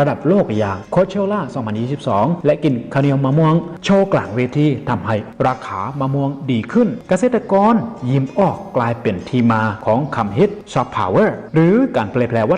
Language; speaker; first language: Thai; native; Thai